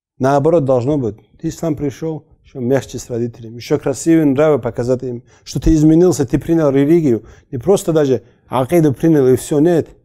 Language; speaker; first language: Russian; non-native, local second language; Avaric